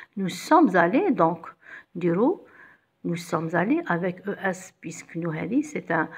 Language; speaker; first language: French; non-native, local second language; Arabic